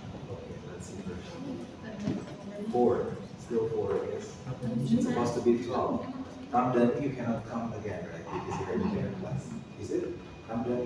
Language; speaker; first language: English; non-native, fluent; Indonesian